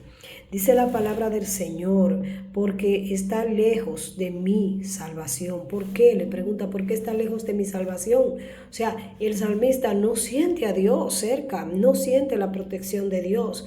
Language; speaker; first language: Spanish; native; Spanish